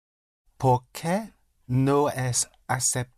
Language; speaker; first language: Spanish; non-native, learner; English